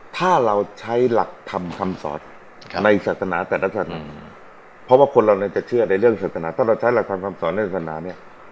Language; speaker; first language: Thai; native; Thai